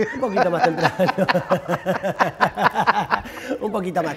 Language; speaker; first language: Spanish; native; Spanish